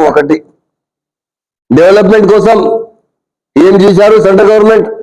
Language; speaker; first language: Telugu; non-native, local second language; Urdu